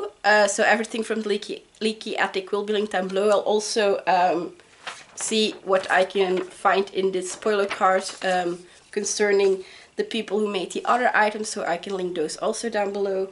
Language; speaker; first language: English; non-native, fluent; Dutch